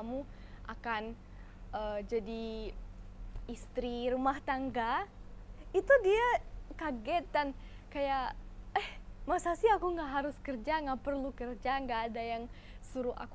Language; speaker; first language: Indonesian; non-native, fluent; German